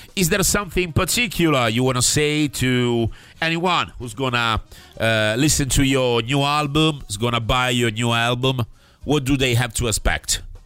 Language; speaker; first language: English; non-native, fluent; Italian